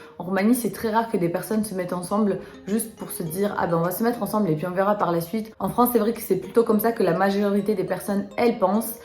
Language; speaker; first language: French; early bilingual, other home language; Romanian